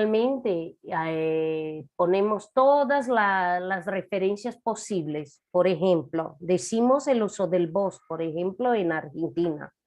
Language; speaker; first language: Spanish; non-native, fluent; Portuguese